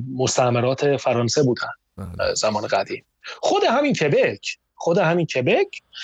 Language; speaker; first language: Persian; native; Persian